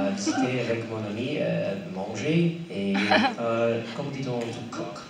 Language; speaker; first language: French; non-native, learner; English